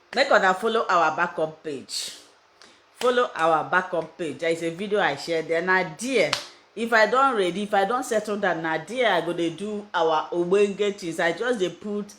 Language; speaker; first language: Nigerian Pidgin; non-native, local second language; Igbo